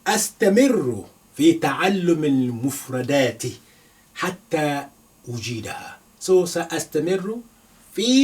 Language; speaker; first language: Arabic; non-native, fluent; Yoruba